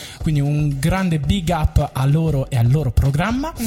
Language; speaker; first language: Italian; native; Italian